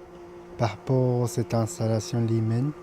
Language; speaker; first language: French; non-native, fluent; Japanese